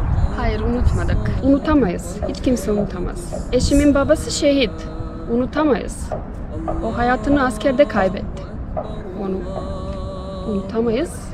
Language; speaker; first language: Turkish; early bilingual, other home language; Bosnian